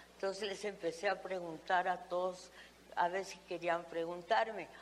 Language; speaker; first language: Spanish; early bilingual, other home language; French